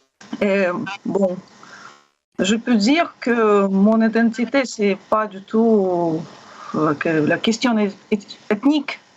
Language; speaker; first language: French; non-native, learner; Russian